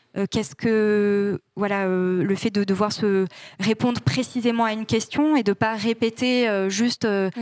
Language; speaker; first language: French; native; French